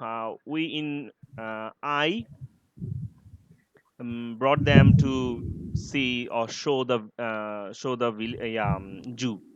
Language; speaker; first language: English; non-native, learner; Bangla